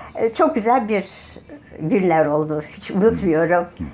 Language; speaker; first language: Turkish; native; Turkish